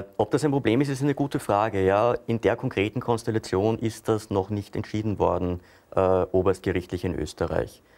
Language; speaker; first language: German; native; German